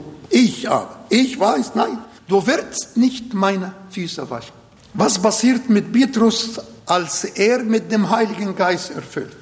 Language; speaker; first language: German; non-native, fluent; Arabic